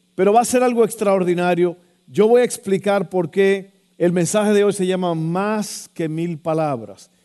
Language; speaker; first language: Spanish; native; Spanish